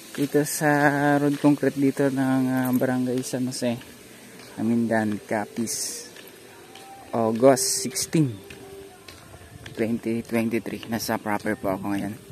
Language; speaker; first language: Filipino; non-native, local second language; Hiligaynon